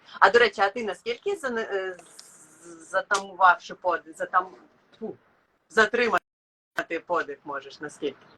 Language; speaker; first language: Ukrainian; native; Ukrainian